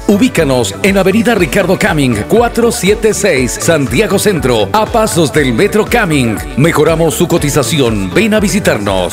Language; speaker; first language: Spanish; native; Spanish